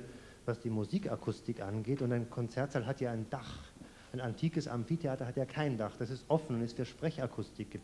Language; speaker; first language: German; native; German